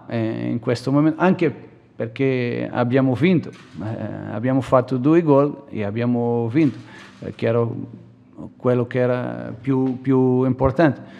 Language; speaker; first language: Italian; non-native, fluent; Portuguese